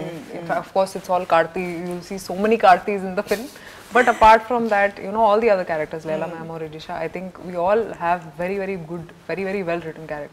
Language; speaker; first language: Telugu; non-native, fluent; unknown